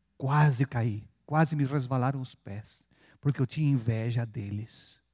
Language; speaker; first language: Portuguese; non-native, fluent; Spanish